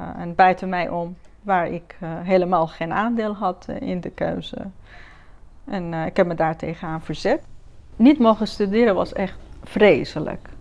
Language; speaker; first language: Dutch; non-native, fluent; Persian